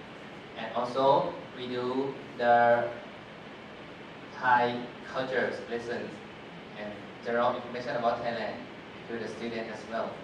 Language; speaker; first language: English; non-native, fluent; Thai